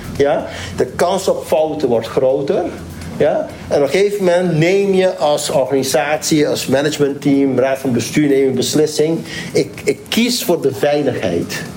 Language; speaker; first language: Dutch; non-native, local second language; Papiamento